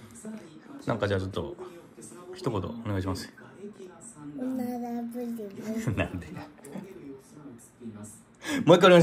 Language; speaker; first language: Japanese; native; Japanese